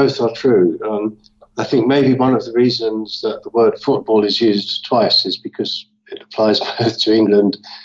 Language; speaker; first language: English; native; English